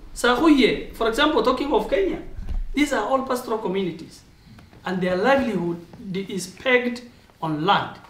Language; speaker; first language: English; non-native, local second language; Oromo